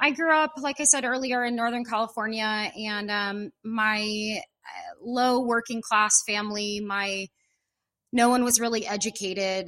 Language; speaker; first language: English; native; English